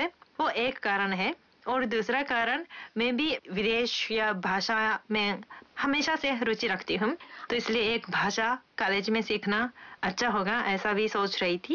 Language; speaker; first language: Hindi; non-native, fluent; Japanese